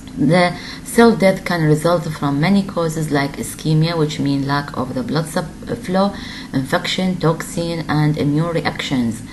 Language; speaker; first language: English; non-native, fluent; Arabic